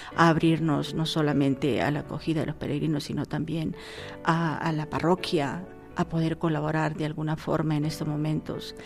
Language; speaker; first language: Spanish; native; Spanish